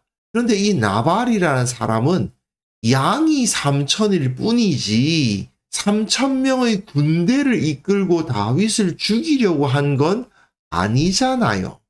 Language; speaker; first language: Korean; native; Korean